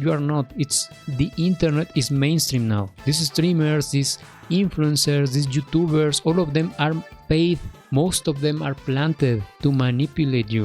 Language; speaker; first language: English; non-native, fluent; Spanish